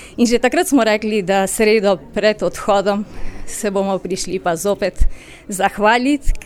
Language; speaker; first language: Slovenian; early bilingual, heritage; Slovenian